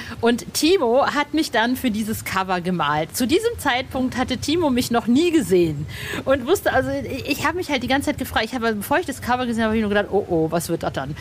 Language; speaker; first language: German; native; German